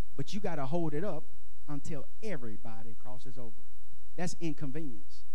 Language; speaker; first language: English; native; English